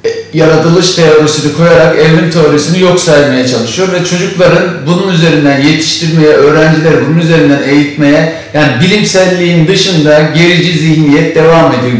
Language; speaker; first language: Turkish; native; Turkish